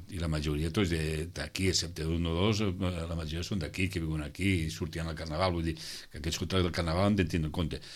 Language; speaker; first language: Catalan; native; Catalan